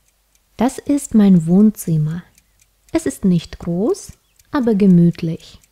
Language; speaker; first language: German; non-native, fluent; Russian